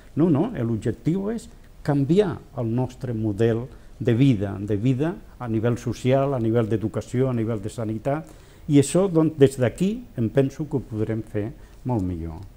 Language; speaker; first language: Catalan; non-native, local second language; Spanish